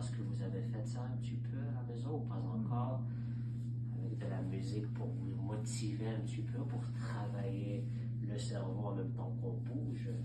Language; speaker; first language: French; native; French